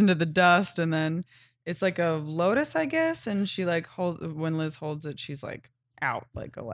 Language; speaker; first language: English; native; English